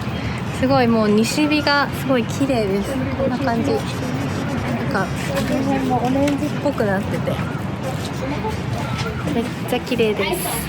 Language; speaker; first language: Japanese; native; Japanese